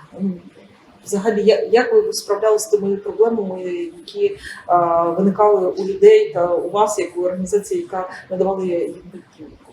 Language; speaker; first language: Ukrainian; native; Ukrainian